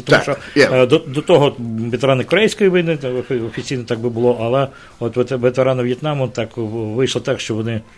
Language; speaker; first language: Ukrainian; native; Ukrainian